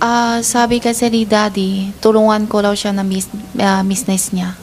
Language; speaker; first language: Filipino; non-native, learner; Chinese